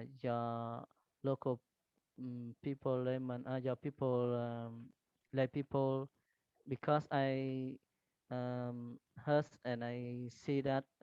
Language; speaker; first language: English; non-native, learner; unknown